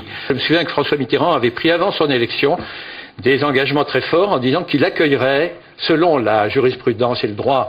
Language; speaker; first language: French; native; French